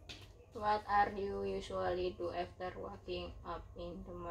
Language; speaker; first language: English; non-native, learner; Indonesian